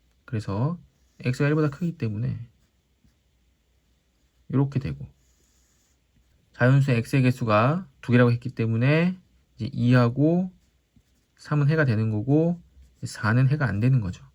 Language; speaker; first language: Korean; native; Korean